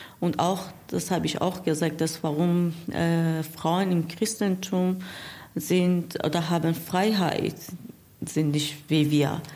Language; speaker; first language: German; non-native, learner; Persian